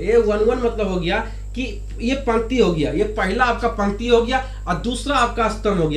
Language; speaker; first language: Hindi; native; Hindi